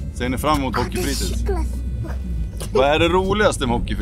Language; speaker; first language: Swedish; native; Swedish